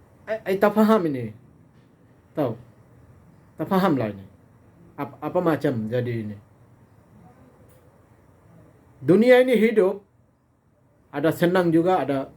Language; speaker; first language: Indonesian; non-native, fluent; Bangla